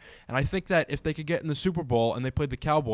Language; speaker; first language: English; native; English